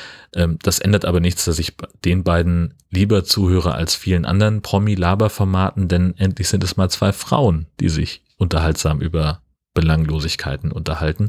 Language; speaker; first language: German; native; German